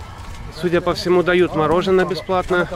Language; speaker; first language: Russian; native; Russian